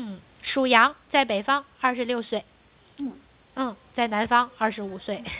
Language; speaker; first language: Chinese; native; Chinese